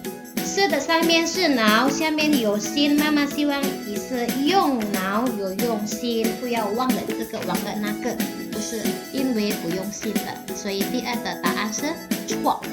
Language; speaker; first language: Chinese; non-native, fluent; Indonesian